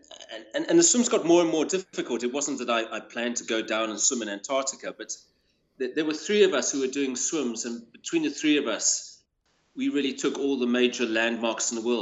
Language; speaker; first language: English; native; English